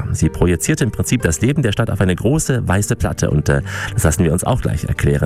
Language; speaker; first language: German; native; German